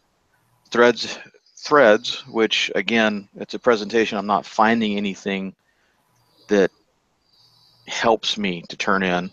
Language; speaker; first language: English; native; English